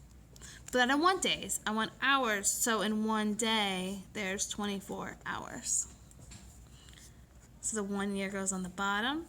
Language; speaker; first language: English; native; English